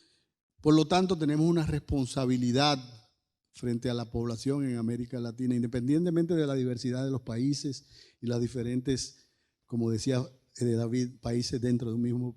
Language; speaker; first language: Spanish; native; Spanish